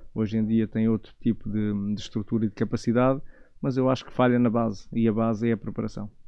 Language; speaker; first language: Portuguese; native; Portuguese